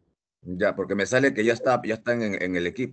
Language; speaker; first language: Spanish; native; Spanish